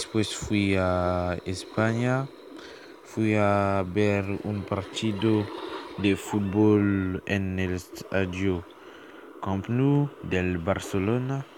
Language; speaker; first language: Spanish; non-native, learner; French